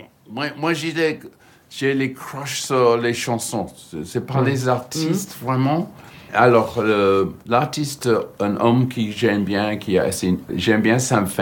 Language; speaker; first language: French; non-native, fluent; English